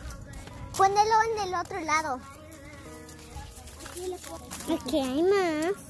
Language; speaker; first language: Spanish; early bilingual, heritage; Spanish